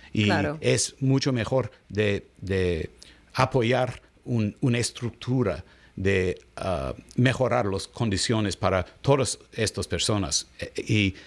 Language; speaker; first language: Spanish; non-native, learner; English